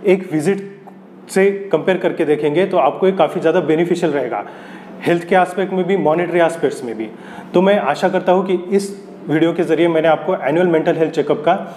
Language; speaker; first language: Hindi; non-native, local second language; Marathi